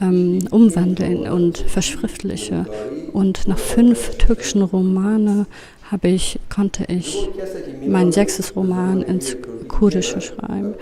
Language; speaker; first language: German; non-native, fluent; Kurdish